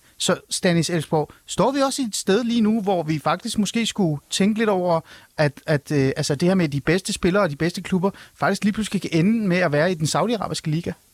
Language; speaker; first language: Danish; early bilingual, other home language; Persian